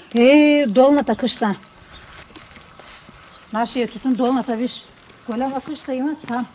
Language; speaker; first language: Bulgarian; non-native, local second language; Turkish